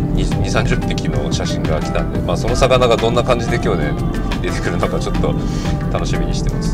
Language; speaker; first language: Japanese; native; Japanese